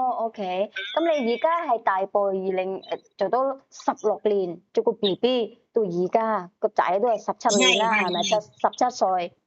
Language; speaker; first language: Cantonese; native; Cantonese